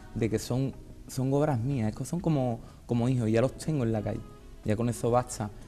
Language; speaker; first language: Spanish; native; Spanish